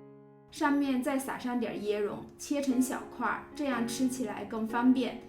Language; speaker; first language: Chinese; native; Chinese